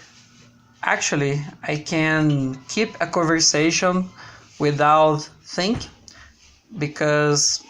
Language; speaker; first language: English; non-native, learner; Portuguese